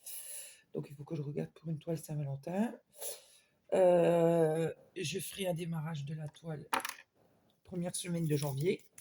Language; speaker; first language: French; native; French